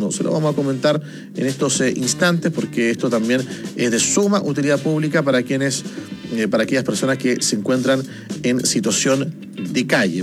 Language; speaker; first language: Spanish; native; Spanish